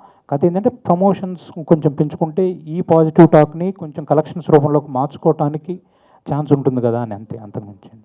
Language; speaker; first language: Telugu; native; Telugu